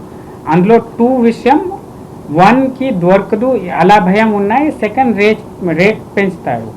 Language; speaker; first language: Telugu; non-native, fluent; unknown